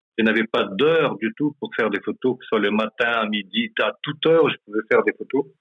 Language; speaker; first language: French; non-native, local second language; Malagasy